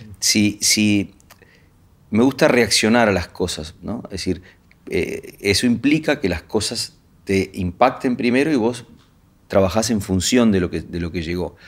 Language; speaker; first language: Spanish; native; Spanish